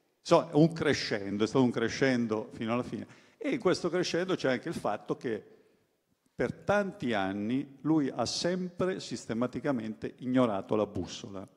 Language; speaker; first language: Italian; native; Italian